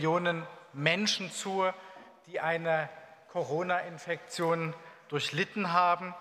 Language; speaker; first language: German; native; German